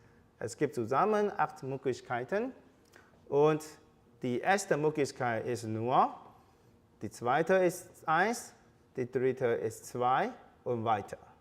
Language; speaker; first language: German; non-native, fluent; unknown